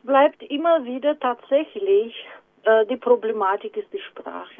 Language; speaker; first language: German; non-native, fluent; Romanian